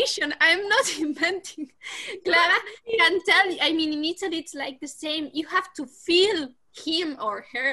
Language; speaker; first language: English; non-native, learner; Spanish